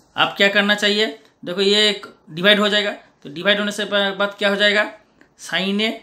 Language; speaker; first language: Hindi; non-native, local second language; Bangla